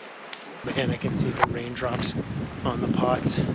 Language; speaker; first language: English; native; English